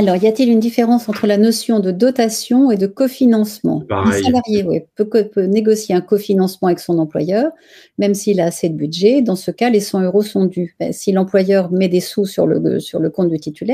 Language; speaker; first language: French; native; French